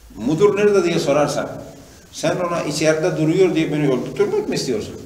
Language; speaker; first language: Turkish; non-native, fluent; Urdu